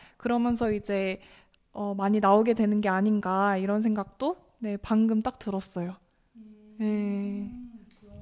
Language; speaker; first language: Korean; native; Korean